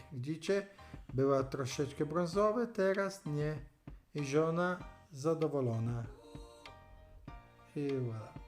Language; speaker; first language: Polish; non-native, learner; Italian